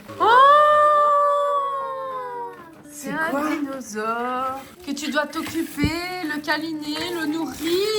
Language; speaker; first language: French; native; French